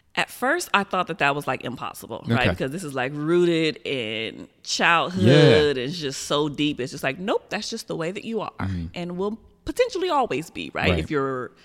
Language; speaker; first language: English; native; English